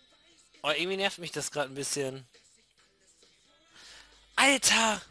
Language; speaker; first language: German; native; German